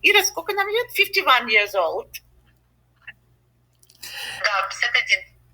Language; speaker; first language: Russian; native; Russian